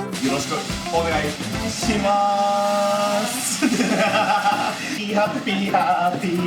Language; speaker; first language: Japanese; non-native, learner; English